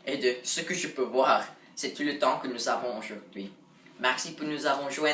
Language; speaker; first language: French; non-native, learner; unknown